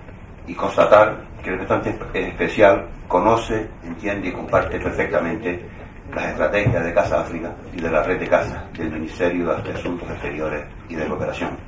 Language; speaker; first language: Spanish; native; Spanish